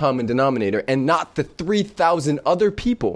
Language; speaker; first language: English; native; English